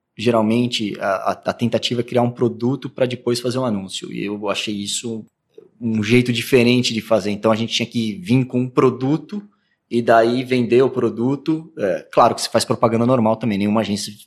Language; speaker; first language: Portuguese; native; Portuguese